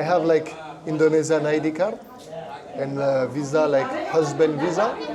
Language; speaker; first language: English; non-native, fluent; French